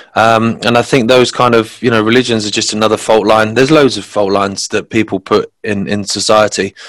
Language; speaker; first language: English; native; English